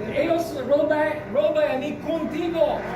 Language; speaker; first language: Spanish; non-native, learner; English